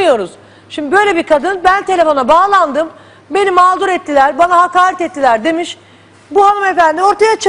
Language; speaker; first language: Turkish; native; Turkish